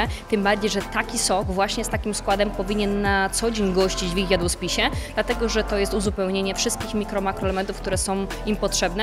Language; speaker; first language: Polish; native; Polish